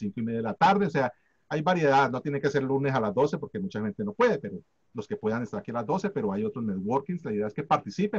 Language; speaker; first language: Spanish; native; Spanish